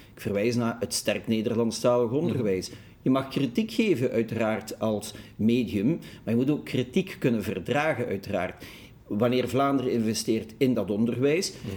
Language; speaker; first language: Dutch; native; Dutch